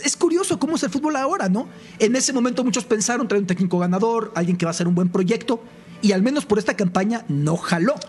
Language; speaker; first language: Spanish; native; Spanish